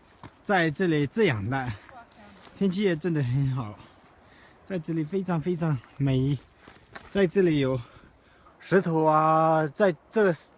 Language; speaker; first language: Chinese; non-native, learner; Tibetan